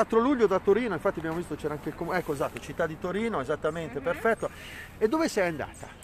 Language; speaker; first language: Italian; native; Italian